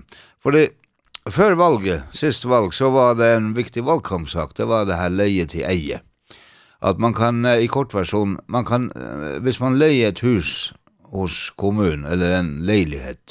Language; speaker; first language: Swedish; non-native, learner; Norwegian